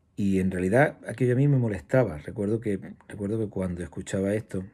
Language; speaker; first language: Spanish; native; Spanish